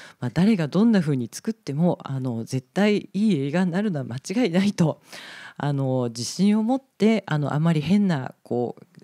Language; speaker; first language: Japanese; native; Japanese